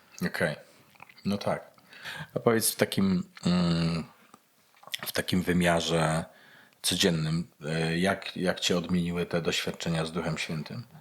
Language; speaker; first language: Polish; native; Polish